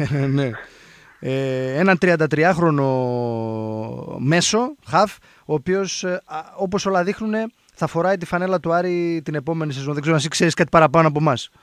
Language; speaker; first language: Greek; native; Greek